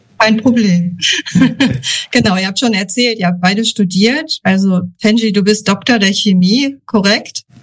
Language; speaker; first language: German; native; German